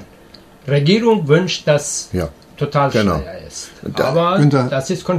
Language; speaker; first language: German; non-native, learner; Persian